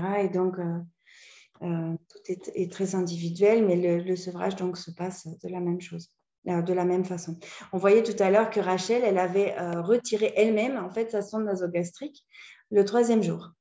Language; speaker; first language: French; native; French